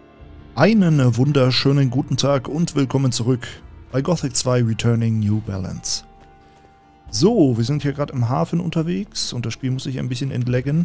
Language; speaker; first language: German; native; German